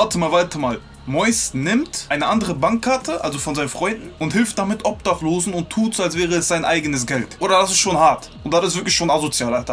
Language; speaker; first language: German; native; German